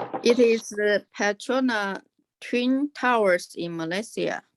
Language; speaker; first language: English; non-native, learner; Chinese